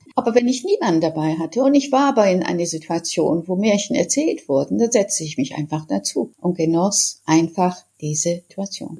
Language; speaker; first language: German; early bilingual, other home language; Persian